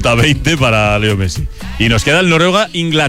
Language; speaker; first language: Spanish; native; Spanish